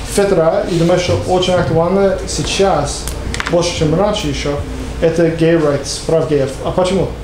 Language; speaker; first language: Russian; non-native, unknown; English